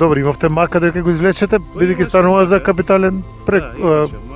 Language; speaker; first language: Macedonian; native; Macedonian